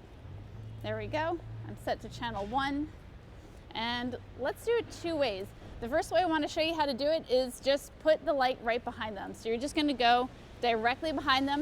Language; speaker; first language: English; native; English